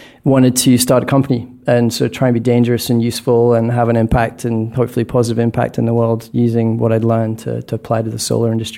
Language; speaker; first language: English; native; English